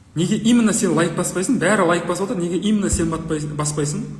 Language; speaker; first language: Russian; non-native, local second language; Kazakh